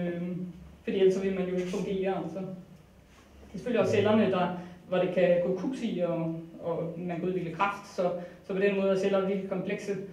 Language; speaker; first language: Danish; native; Danish